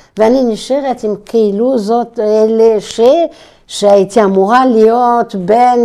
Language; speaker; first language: Hebrew; non-native, fluent; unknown